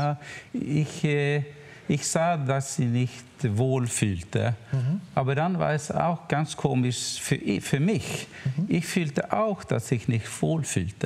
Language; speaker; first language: German; non-native, learner; Swedish